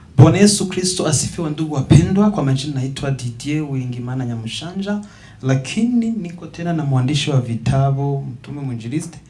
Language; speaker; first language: Swahili; non-native, local second language; Kinyarwanda